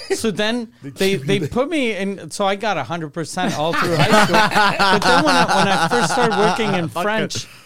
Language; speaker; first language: English; native; English